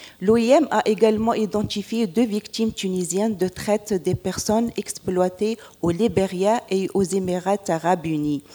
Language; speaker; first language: French; non-native, local second language; Arabic